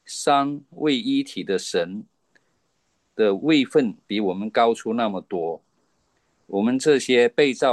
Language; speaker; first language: Chinese; native; Chinese